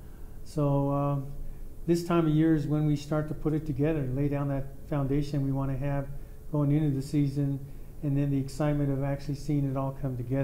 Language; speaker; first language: English; native; English